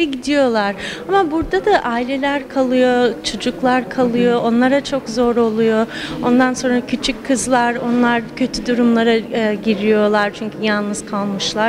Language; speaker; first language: Turkish; non-native, fluent; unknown